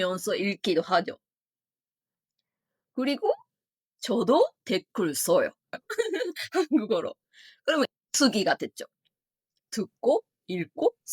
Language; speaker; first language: Korean; non-native, fluent; Japanese